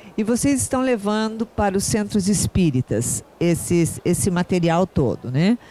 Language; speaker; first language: Portuguese; native; Portuguese